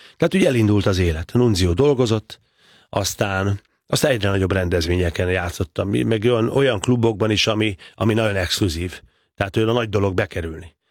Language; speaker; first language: Hungarian; native; Hungarian